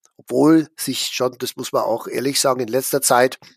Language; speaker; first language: German; native; German